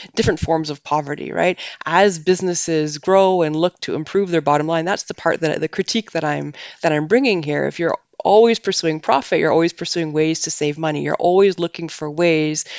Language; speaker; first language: English; native; English